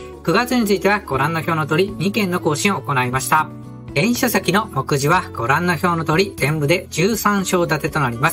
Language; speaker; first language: Japanese; native; Japanese